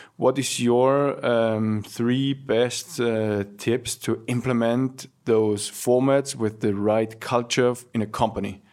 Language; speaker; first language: English; non-native, fluent; German